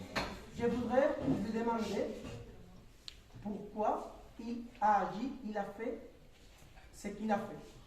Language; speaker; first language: French; non-native, learner; Spanish